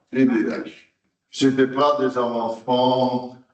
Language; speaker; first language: French; non-native, local second language; Dutch